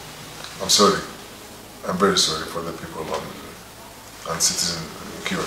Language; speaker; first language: English; non-native, learner; Arabic